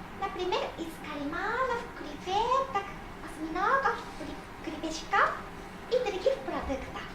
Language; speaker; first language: Russian; non-native, fluent; Japanese